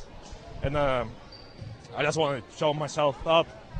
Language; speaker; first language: English; non-native, fluent; Russian